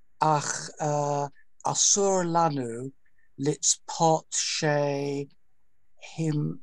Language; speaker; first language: Hebrew; non-native, learner; English